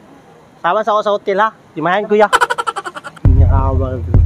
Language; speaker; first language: Filipino; non-native, local second language; Cebuano